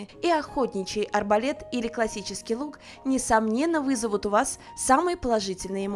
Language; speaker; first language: Russian; native; Russian